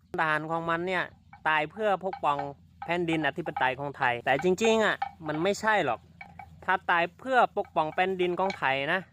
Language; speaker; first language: Thai; non-native, fluent; Khmer